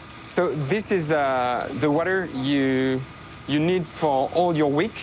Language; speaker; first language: English; non-native, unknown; French